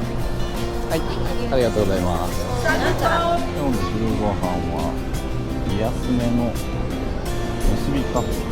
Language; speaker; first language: Japanese; native; Japanese